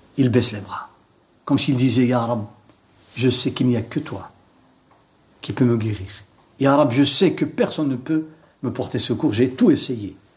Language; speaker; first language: French; non-native, local second language; Arabic